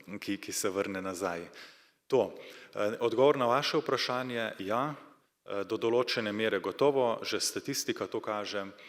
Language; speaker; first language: Slovenian; native; Slovenian